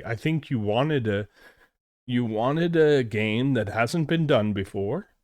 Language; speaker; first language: English; native; English